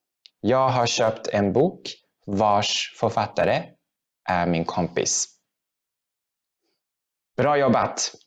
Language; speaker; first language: Swedish; non-native, fluent; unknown